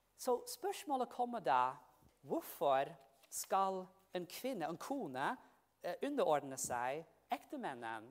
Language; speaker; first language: Norwegian; non-native, fluent; English